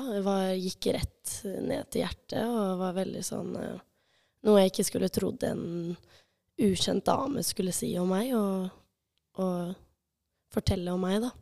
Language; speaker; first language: Norwegian; early bilingual, other home language; Albanian